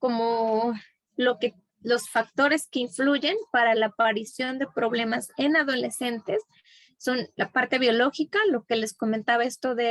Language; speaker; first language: Spanish; native; Spanish